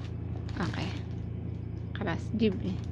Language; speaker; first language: Arabic; non-native, learner; Filipino